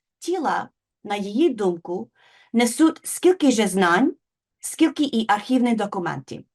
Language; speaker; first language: Ukrainian; non-native, fluent; English